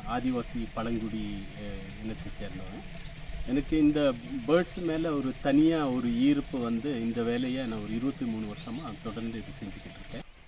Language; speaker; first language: Tamil; non-native, local second language; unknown